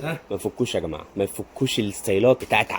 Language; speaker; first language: Arabic; native; Arabic